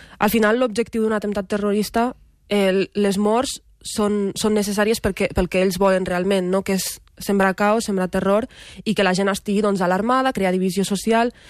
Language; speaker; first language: Catalan; early bilingual, other home language; Arabic